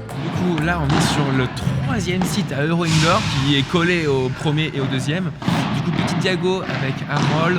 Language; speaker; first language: French; native; French